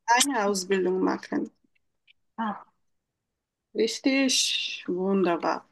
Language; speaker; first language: German; non-native, learner; Bangla